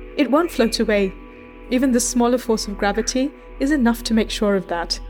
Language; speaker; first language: English; non-native, local second language; Hindi